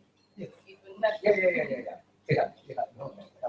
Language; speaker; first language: English; non-native, learner; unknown